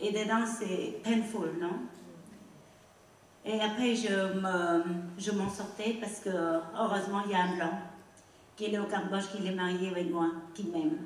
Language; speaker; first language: French; non-native, learner; Khmer